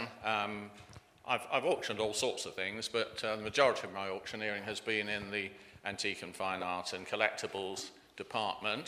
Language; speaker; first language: English; native; English